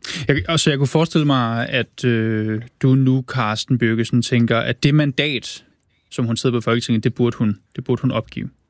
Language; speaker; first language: Danish; native; Danish